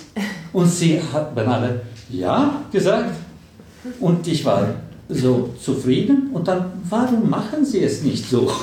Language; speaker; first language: German; non-native, fluent; Swedish